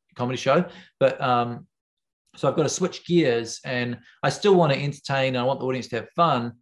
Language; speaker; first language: English; native; English